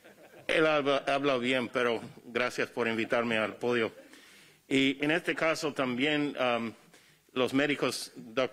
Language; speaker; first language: Spanish; non-native, fluent; English